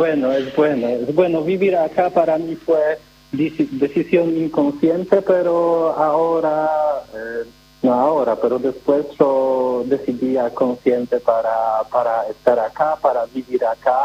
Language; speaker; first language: Spanish; non-native, learner; Polish